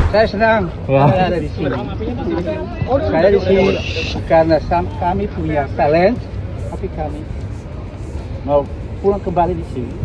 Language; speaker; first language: Indonesian; non-native, learner; Dutch